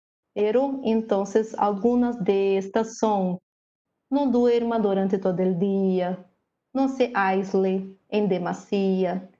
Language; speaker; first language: Spanish; non-native, learner; Portuguese